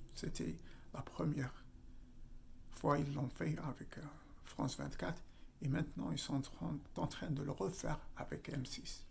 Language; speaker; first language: French; non-native, local second language; Arabic